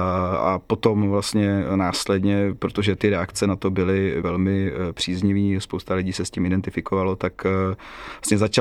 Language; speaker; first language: Czech; native; Czech